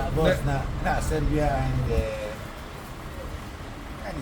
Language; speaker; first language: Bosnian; non-native, learner; Arabic